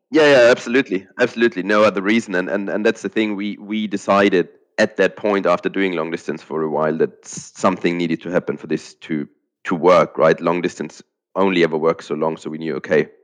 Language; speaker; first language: English; non-native, fluent; German